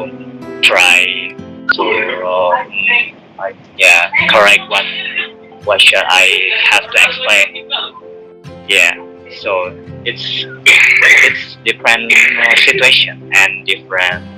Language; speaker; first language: English; non-native, learner; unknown